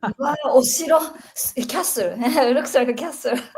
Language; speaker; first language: English; non-native, learner; Japanese